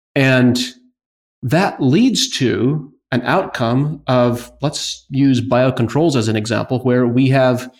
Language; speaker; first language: English; native; English